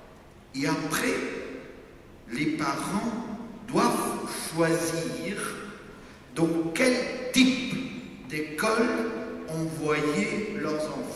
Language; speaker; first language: French; non-native, fluent; German